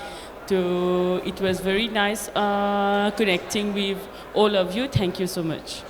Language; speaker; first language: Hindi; early bilingual, heritage; Hindi